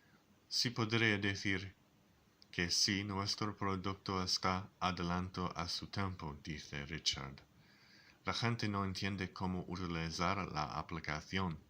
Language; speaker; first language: Spanish; non-native, learner; English